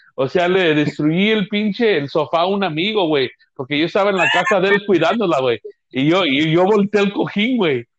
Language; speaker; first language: Spanish; early bilingual, heritage; Spanish